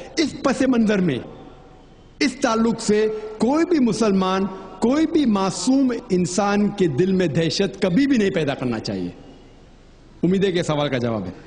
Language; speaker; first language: Urdu; non-native, local second language; Konkani